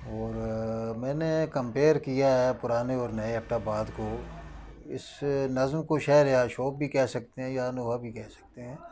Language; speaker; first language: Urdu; non-native, local second language; Northern Hindko